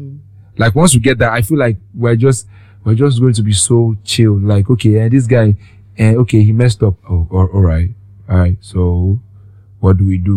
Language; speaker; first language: English; non-native, local second language; Yoruba